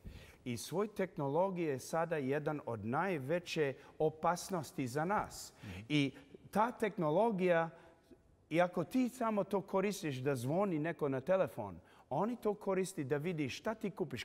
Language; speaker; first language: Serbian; early bilingual, heritage; English